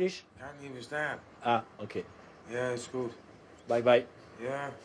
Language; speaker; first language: English; non-native, learner; French